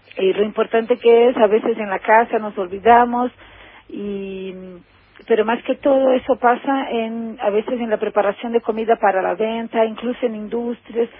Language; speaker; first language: Spanish; non-native, fluent; Portuguese